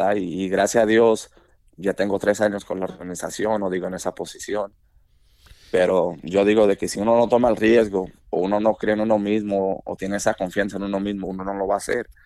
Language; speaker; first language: Spanish; early bilingual, heritage; Spanish